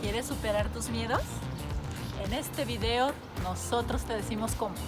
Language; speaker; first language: Spanish; native; Spanish